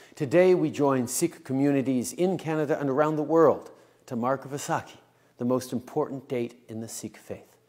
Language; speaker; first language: English; native; English